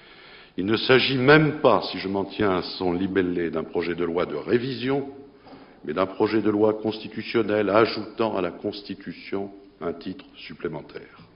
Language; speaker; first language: French; native; French